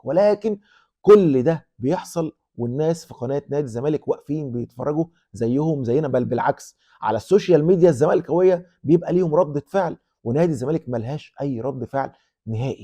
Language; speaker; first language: Arabic; native; Arabic